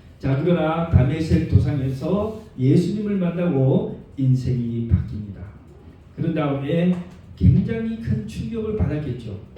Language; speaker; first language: Korean; native; Korean